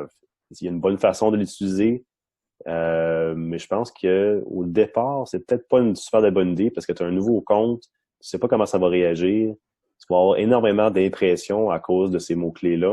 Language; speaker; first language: French; non-native, local second language; English